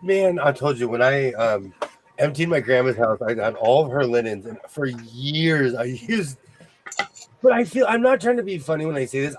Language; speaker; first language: English; native; English